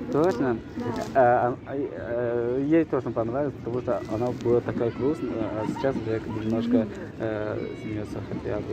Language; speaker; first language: Russian; non-native, local second language; Tajik